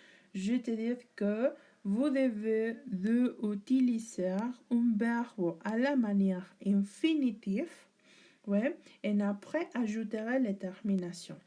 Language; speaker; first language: French; non-native, learner; Spanish